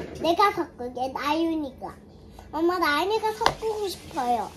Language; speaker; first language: Korean; early bilingual, other home language; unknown